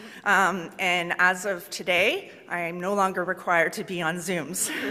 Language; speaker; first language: English; native; English